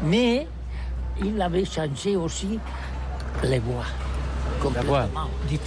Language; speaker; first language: French; non-native, learner; Catalan